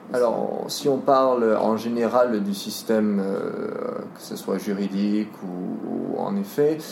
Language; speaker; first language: French; native; French